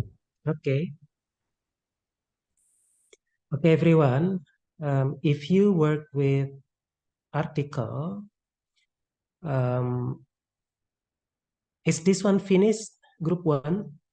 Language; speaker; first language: English; non-native, local second language; Indonesian